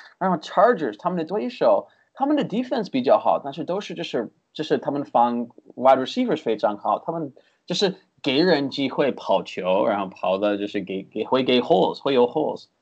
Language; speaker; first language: Chinese; early bilingual, heritage; Chinese